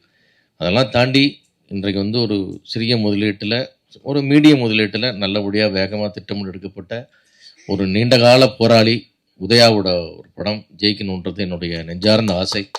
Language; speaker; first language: Tamil; native; Tamil